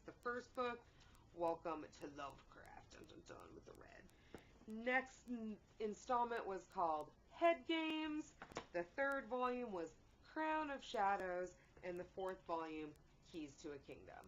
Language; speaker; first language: English; native; English